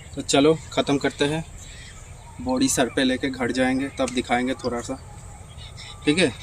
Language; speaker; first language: Hindi; non-native, local second language; Bangla